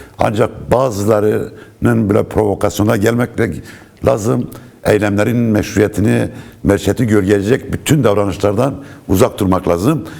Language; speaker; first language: Turkish; non-native, local second language; Kurdish